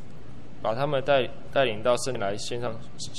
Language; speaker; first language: Chinese; native; Chinese